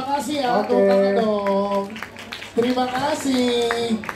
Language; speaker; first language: Indonesian; native; Indonesian